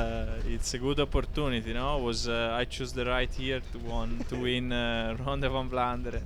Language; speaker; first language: English; non-native, learner; Italian